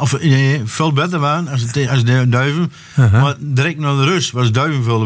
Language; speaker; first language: Dutch; native; Dutch